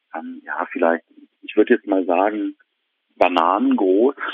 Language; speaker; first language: German; native; German